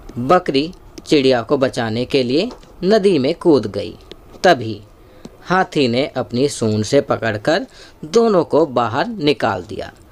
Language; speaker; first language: Hindi; native; Hindi